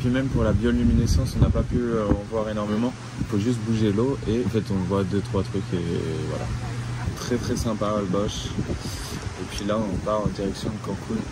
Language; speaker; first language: French; native; French